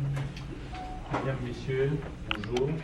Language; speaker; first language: French; native; French